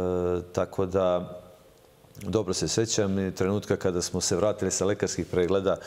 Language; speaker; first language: Serbian; native; Serbian